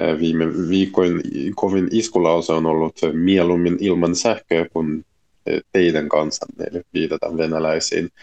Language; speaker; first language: Finnish; non-native, fluent; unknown